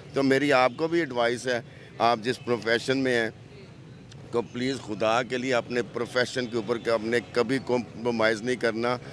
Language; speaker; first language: Urdu; non-native, local second language; Punjabi